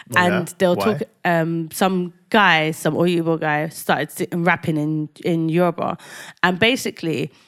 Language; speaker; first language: English; native; English